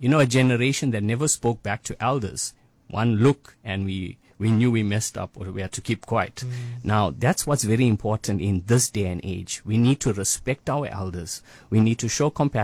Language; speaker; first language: English; native; English